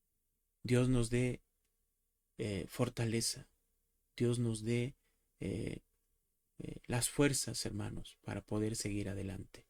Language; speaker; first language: Spanish; native; Spanish